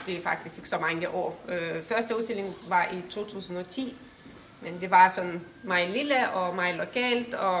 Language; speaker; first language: Danish; non-native, fluent; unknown